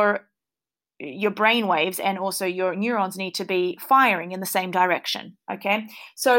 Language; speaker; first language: English; native; English